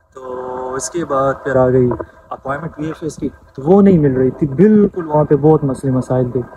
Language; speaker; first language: Urdu; non-native, local second language; Pashto